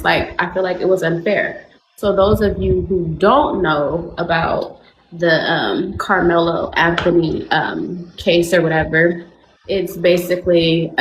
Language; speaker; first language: English; native; English